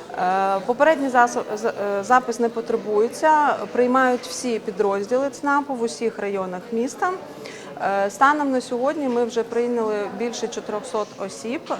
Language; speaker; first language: Ukrainian; native; Ukrainian